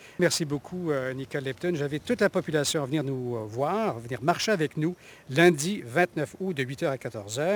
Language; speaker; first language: French; native; French